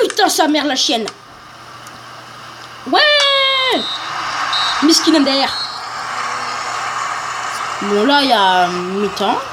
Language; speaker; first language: French; native; French